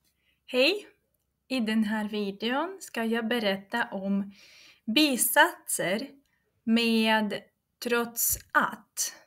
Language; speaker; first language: Swedish; non-native, fluent; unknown